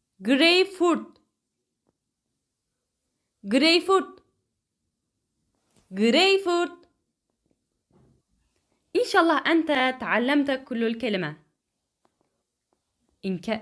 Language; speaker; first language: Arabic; non-native, fluent; Turkish